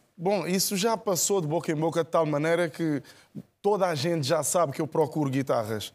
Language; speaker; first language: Portuguese; non-native, local second language; Kabuverdianu